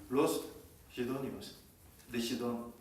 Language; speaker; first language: Spanish; non-native, learner; Korean